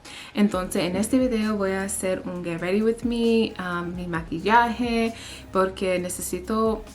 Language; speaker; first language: Spanish; early bilingual, heritage; English